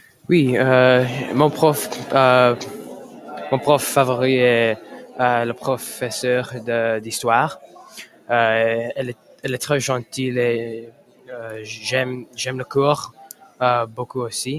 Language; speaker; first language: French; non-native, learner; English